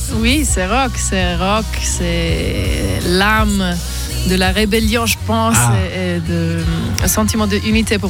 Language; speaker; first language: French; non-native, local second language; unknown